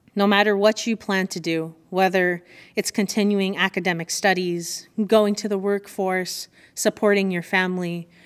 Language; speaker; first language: English; early bilingual, other home language; Spanish